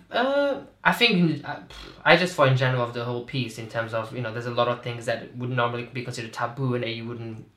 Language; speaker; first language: English; non-native, fluent; Portuguese